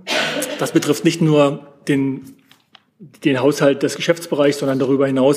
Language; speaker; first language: German; native; German